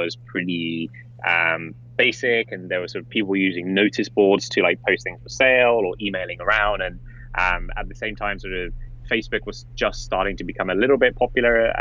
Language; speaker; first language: English; native; English